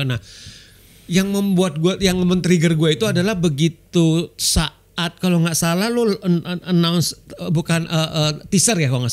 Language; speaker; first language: Indonesian; native; Indonesian